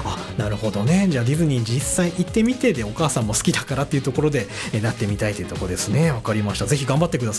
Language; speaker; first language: Japanese; native; Japanese